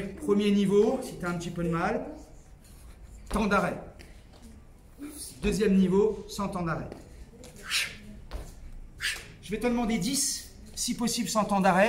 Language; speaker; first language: French; native; French